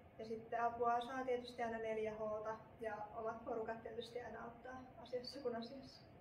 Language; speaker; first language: Finnish; native; Finnish